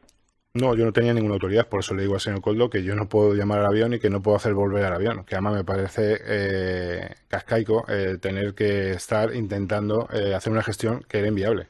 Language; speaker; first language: Spanish; native; Spanish